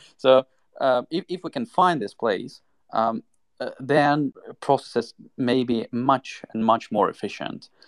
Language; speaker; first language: English; non-native, fluent; Russian